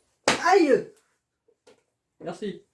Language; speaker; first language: French; native; French